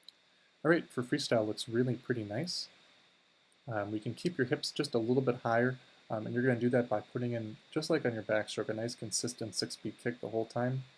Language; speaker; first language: English; native; English